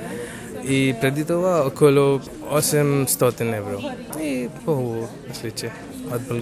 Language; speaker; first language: Bulgarian; non-native, learner; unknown